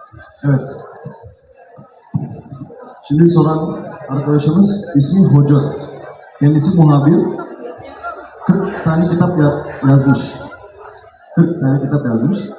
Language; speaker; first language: Turkish; non-native, fluent; Indonesian